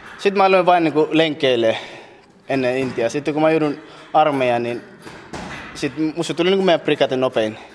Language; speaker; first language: Finnish; non-native, fluent; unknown